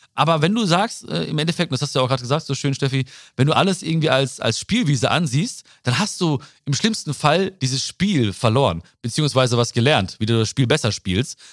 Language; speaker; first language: German; early bilingual, other home language; Malayalam